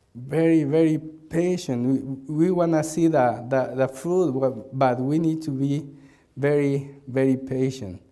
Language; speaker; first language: English; non-native, learner; Spanish